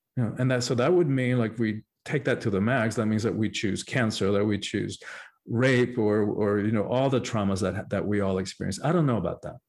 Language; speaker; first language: English; early bilingual, other home language; Spanish